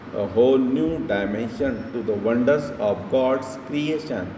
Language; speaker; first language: English; non-native, local second language; Marathi